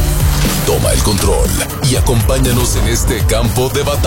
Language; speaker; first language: Spanish; native; Spanish